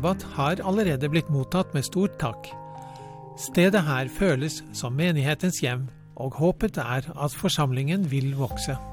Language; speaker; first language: Norwegian; native; Norwegian